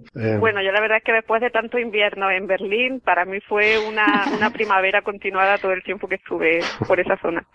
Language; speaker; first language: Spanish; native; Spanish